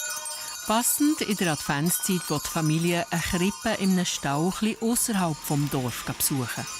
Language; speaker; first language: German; native; German